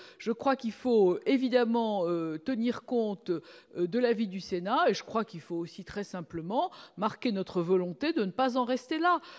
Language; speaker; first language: French; native; French